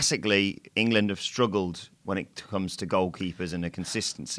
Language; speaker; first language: English; native; English